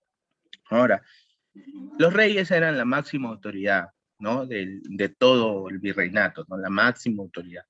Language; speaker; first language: Spanish; native; Spanish